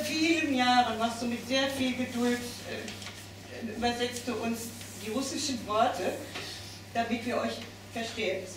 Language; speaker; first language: German; native; German